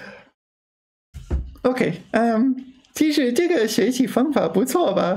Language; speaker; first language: Chinese; non-native, learner; English